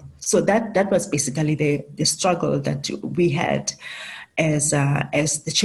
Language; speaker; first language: English; non-native, local second language; Southern Sotho